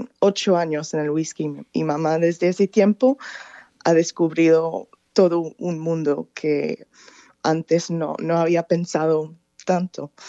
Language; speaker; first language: Spanish; non-native, fluent; English